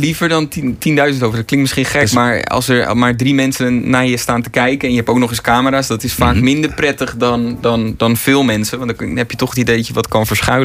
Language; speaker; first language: Dutch; native; Dutch